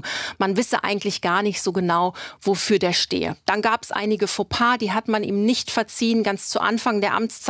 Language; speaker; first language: German; native; German